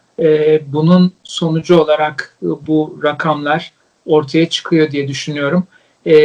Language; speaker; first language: Turkish; native; Turkish